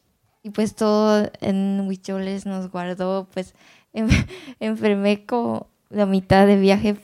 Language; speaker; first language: Spanish; non-native, learner; Japanese